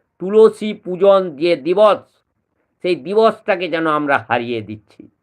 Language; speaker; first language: Bangla; native; Bangla